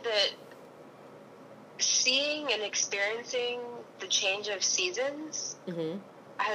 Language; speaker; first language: English; native; English